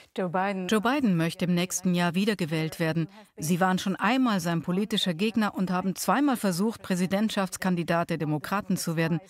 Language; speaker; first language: German; native; German